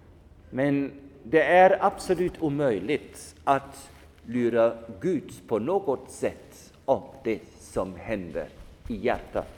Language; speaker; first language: Swedish; non-native, fluent; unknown